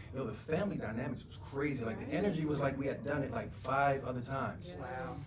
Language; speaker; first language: English; native; English